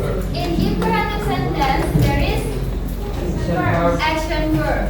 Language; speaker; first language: English; non-native, learner; Indonesian